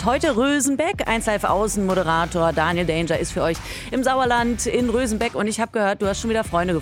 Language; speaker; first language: German; native; German